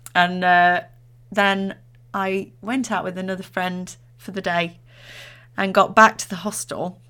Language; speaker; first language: English; native; English